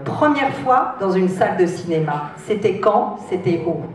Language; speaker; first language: French; native; French